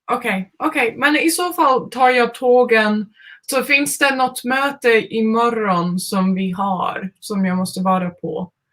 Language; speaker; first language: Swedish; non-native, fluent; Finnish